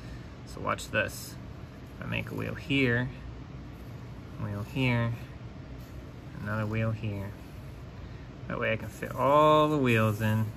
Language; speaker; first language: English; native; English